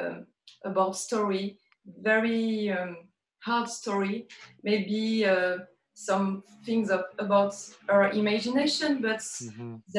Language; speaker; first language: English; non-native, learner; French